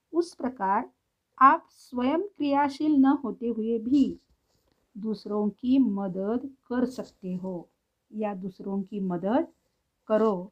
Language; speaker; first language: Hindi; non-native, local second language; Marathi